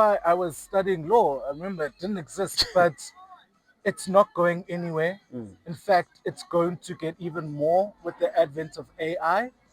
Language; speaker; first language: English; non-native, local second language; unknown